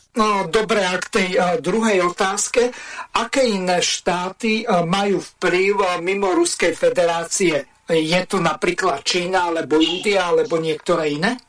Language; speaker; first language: Slovak; native; Slovak